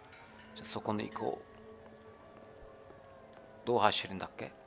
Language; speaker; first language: Japanese; non-native, learner; German